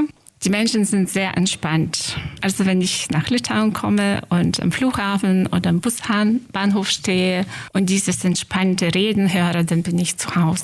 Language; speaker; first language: German; non-native, fluent; Lithuanian